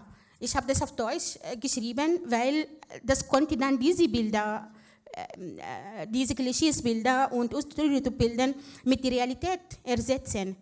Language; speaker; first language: German; non-native, fluent; Arabic